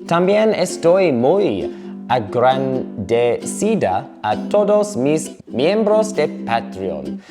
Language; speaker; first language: Spanish; non-native, learner; English